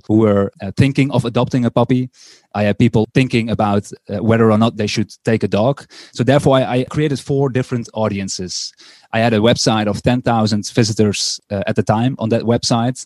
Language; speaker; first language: English; non-native, fluent; Dutch